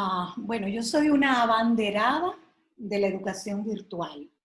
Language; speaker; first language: Spanish; native; Spanish